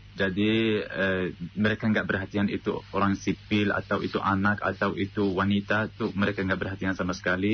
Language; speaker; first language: Indonesian; non-native, fluent; Arabic